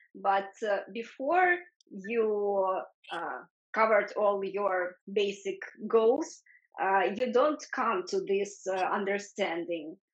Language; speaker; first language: English; non-native, fluent; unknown